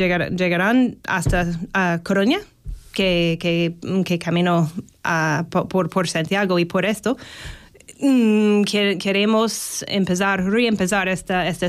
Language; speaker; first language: Spanish; non-native, fluent; English